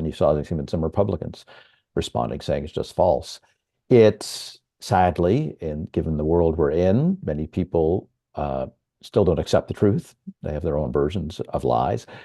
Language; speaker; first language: English; native; English